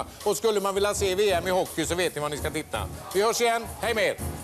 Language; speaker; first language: Swedish; native; Swedish